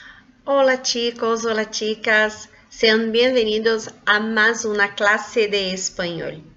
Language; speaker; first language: Spanish; non-native, local second language; Portuguese